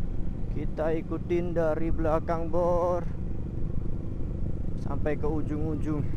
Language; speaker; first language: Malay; non-native, local second language; Javanese